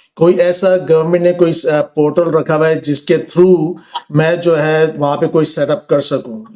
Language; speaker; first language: Hindi; early bilingual, heritage; Urdu